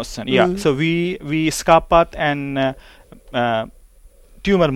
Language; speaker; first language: Swedish; non-native, learner; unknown